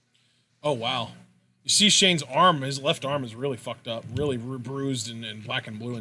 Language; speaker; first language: English; native; English